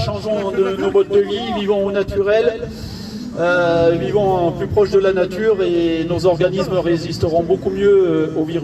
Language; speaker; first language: French; native; French